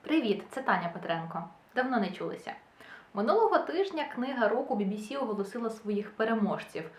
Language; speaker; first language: Ukrainian; non-native, local second language; Russian